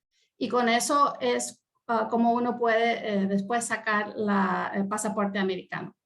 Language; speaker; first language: Spanish; early bilingual, heritage; Spanish